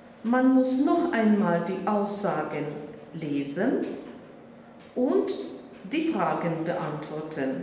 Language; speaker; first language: German; non-native, fluent; Russian